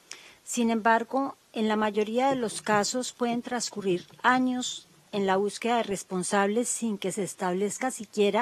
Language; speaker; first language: Spanish; native; Spanish